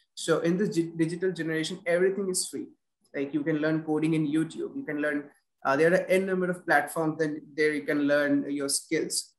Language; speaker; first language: English; non-native, local second language; Bangla